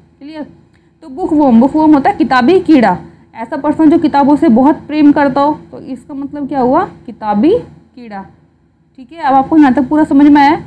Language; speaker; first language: Hindi; native; Hindi